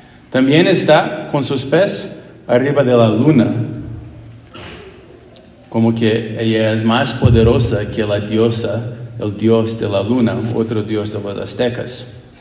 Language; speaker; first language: Spanish; non-native, fluent; English